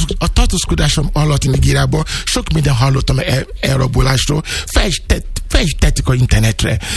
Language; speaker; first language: Hungarian; non-native, learner; Yoruba